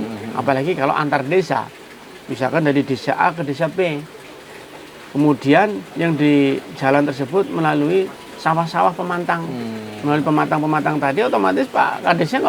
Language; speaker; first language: Indonesian; native; Indonesian